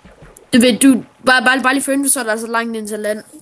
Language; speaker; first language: Danish; native; Danish